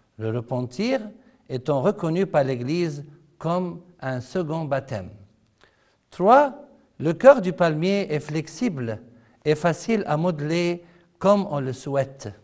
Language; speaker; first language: French; non-native, fluent; Arabic